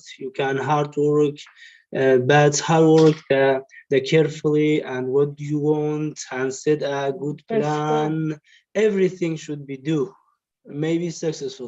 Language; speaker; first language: English; non-native, learner; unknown